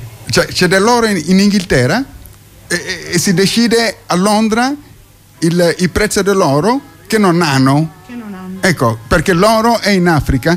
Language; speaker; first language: Italian; non-native, fluent; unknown